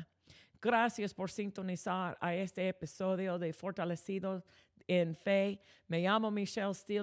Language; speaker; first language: Spanish; non-native, fluent; English